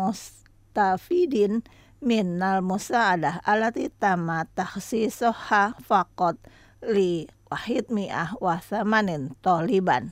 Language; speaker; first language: Arabic; non-native, fluent; Indonesian